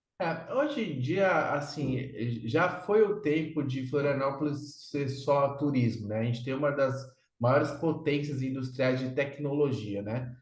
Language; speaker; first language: Portuguese; native; Portuguese